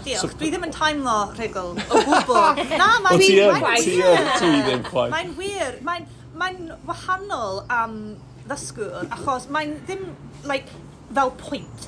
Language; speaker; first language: Welsh; non-native, learner; English